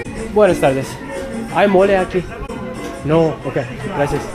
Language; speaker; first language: Spanish; non-native, learner; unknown